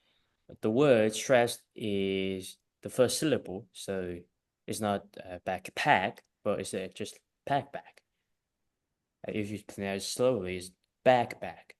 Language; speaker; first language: English; non-native, fluent; Vietnamese